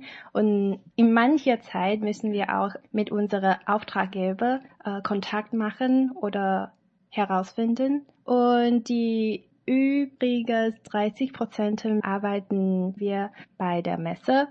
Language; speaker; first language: German; non-native, learner; Chinese